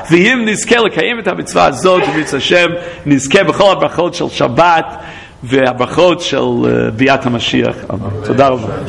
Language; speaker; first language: Hebrew; non-native, fluent; English